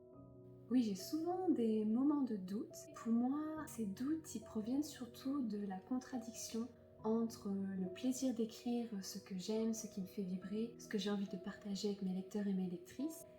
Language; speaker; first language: French; native; French